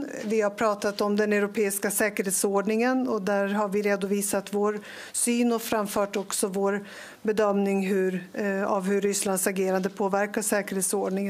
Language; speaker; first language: Swedish; native; Swedish